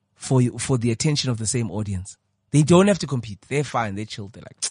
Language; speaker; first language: English; non-native, local second language; Xhosa